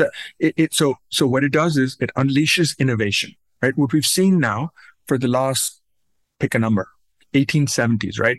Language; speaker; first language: English; non-native, local second language; Urdu